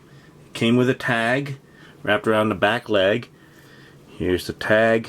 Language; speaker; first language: English; native; English